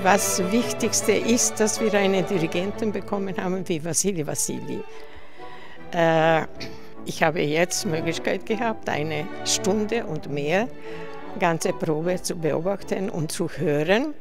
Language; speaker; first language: German; non-native, fluent; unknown